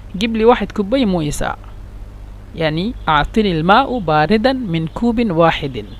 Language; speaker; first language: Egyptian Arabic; non-native, learner; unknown